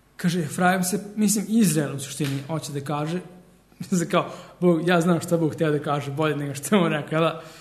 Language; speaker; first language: Serbian; early bilingual, heritage; Serbian